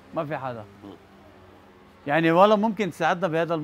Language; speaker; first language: Arabic; native; Arabic